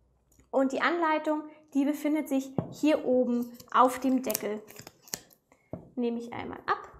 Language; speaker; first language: German; native; German